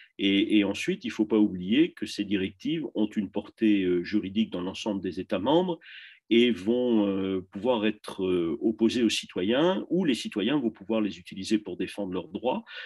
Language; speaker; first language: French; native; French